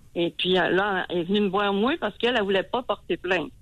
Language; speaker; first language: French; native; French